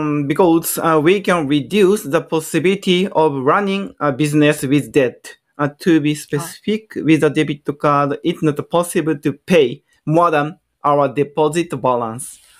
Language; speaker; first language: English; non-native, learner; Japanese